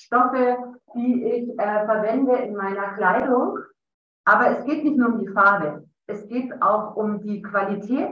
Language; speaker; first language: German; native; German